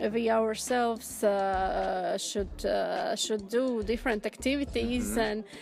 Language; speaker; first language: English; non-native, learner; Latvian